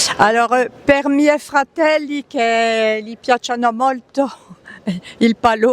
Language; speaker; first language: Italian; early bilingual, heritage; Italian